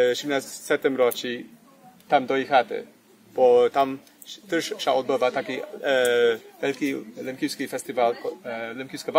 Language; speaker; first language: Polish; early bilingual, heritage; Polish